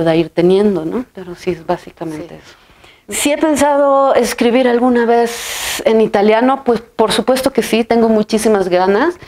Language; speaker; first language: Spanish; native; Spanish